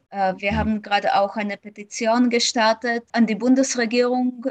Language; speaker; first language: German; non-native, fluent; Ukrainian